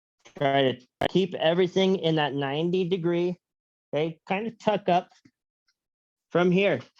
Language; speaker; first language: English; native; English